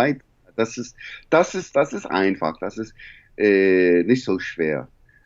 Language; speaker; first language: German; non-native, learner; English